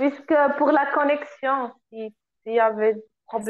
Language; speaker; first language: French; non-native, learner; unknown